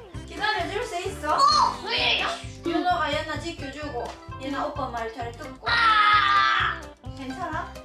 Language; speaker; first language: Korean; non-native, fluent; Japanese